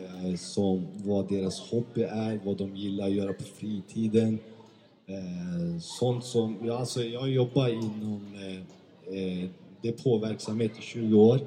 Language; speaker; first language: Swedish; early bilingual, other home language; Turkish